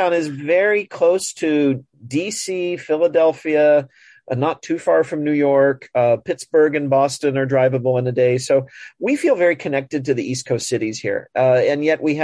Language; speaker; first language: English; native; English